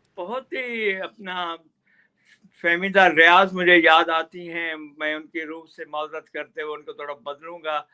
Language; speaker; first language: Urdu; non-native, local second language; Sindhi